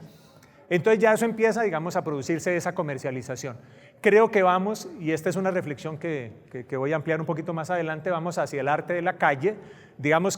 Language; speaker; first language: Spanish; native; Spanish